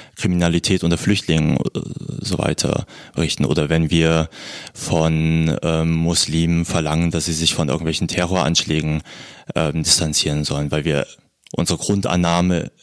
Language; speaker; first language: German; native; German